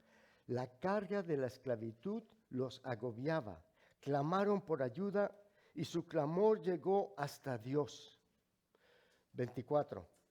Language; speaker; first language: Spanish; native; Spanish